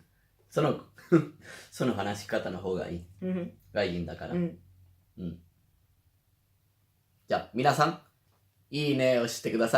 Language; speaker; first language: Japanese; non-native, learner; Spanish